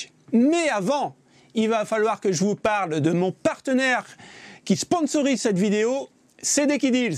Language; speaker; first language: French; native; French